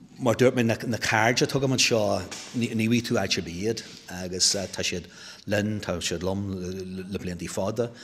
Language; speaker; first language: Irish; non-native, local second language; English